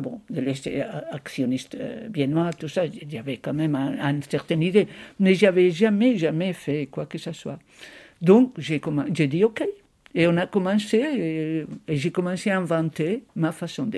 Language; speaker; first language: French; non-native, fluent; Spanish